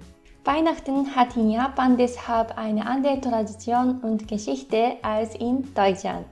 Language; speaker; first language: German; non-native, fluent; Japanese